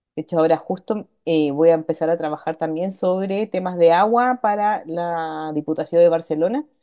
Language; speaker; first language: Spanish; native; Spanish